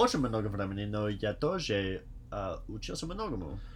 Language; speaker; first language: Russian; non-native, learner; English